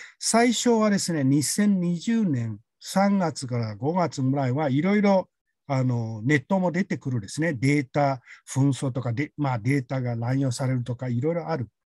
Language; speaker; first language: Japanese; non-native, fluent; Chinese